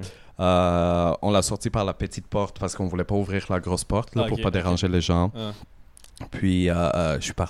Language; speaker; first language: French; native; French